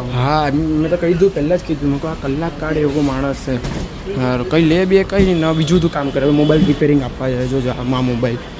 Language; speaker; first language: Gujarati; native; Gujarati